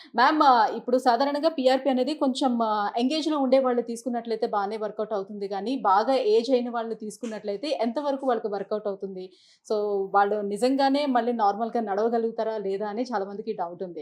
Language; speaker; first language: Telugu; native; Telugu